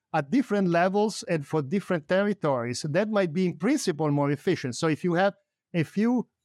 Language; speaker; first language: English; non-native, fluent; Italian